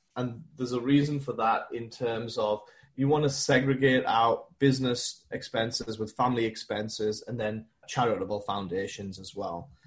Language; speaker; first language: English; native; English